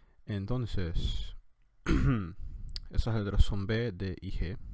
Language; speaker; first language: Spanish; non-native, fluent; English